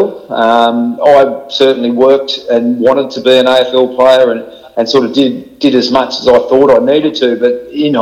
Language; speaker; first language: English; native; English